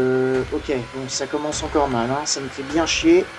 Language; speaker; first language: French; native; French